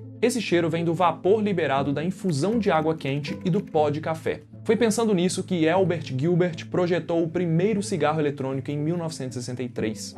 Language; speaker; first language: Portuguese; native; Portuguese